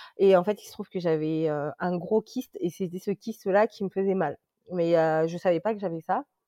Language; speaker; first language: French; early bilingual, other home language; Lingala